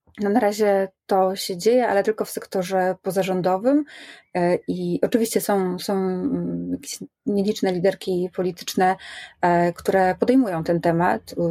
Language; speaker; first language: Polish; native; Polish